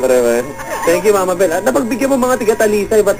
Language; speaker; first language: Filipino; native; Filipino